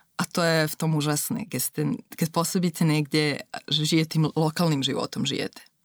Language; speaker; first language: Slovak; non-native, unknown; Serbian